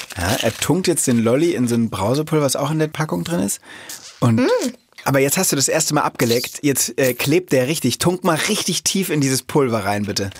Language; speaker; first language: German; native; German